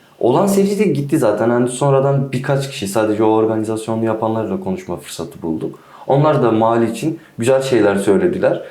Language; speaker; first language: Turkish; non-native, local second language; Kurdish